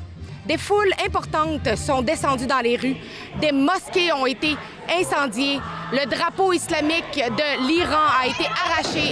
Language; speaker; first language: French; native; French